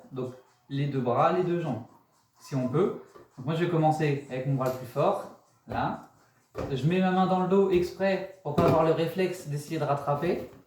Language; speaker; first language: French; native; French